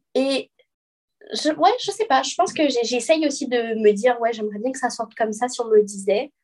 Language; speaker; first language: French; native; French